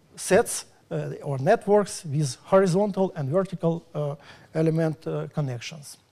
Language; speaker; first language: English; non-native, fluent; Russian